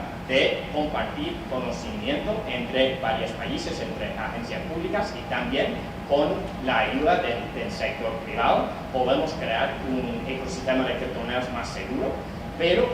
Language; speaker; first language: Spanish; non-native, fluent; English